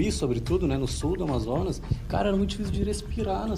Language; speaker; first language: Portuguese; native; Portuguese